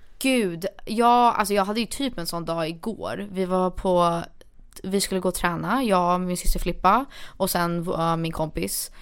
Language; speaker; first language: Swedish; early bilingual, heritage; Swedish